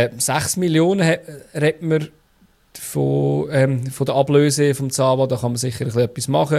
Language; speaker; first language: German; native; German